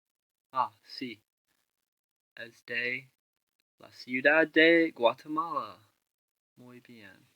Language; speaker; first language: Spanish; non-native, learner; English